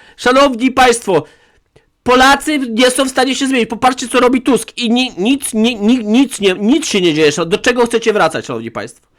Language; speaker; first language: Polish; native; Polish